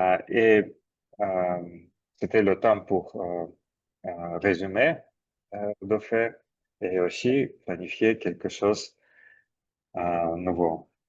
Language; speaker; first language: French; non-native, learner; Armenian